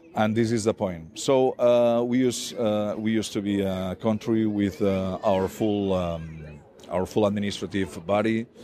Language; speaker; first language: English; non-native, fluent; Catalan